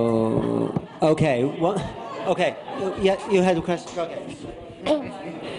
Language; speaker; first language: English; native; English